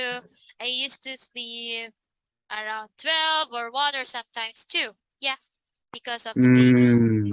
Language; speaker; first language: English; non-native, local second language; Filipino